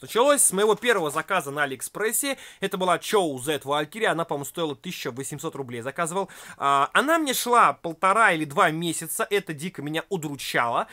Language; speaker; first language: Russian; native; Russian